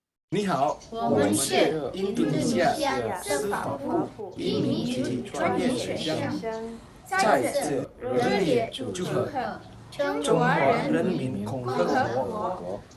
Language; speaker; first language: Chinese; non-native, learner; Indonesian